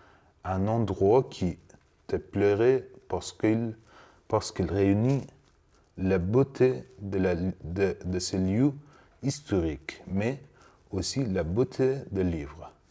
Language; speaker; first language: French; non-native, learner; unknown